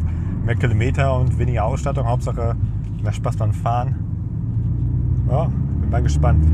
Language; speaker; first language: German; native; German